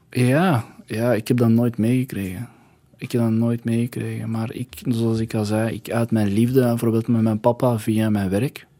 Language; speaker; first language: Dutch; early bilingual, other home language; Arabic